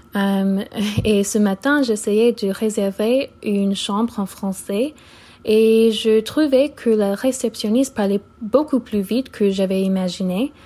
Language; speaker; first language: French; non-native, learner; English